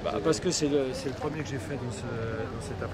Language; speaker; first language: French; native; French